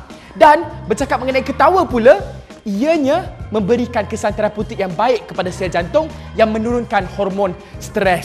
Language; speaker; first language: Malay; native; Malay